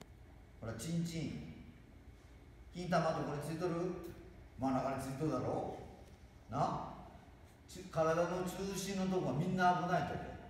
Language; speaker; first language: Japanese; native; Japanese